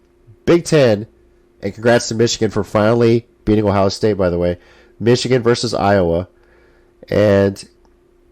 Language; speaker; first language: English; native; English